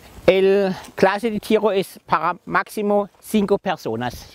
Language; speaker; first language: Spanish; non-native, learner; German